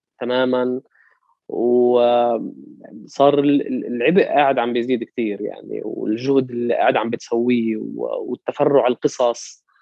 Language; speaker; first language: Arabic; native; Arabic